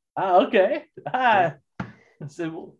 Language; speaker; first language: French; non-native, learner; English